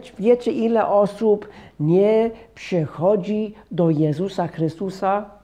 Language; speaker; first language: Polish; non-native, fluent; English